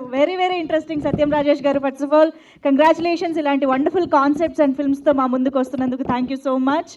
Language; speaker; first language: Telugu; native; Telugu